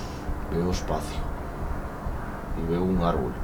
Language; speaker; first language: Spanish; native; Spanish